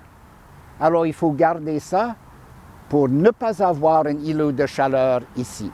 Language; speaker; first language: French; non-native, fluent; English